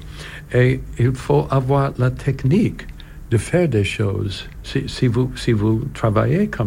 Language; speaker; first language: French; non-native, learner; English